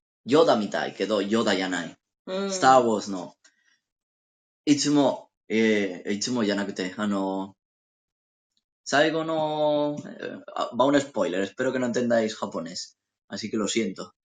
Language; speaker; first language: Japanese; non-native, learner; Spanish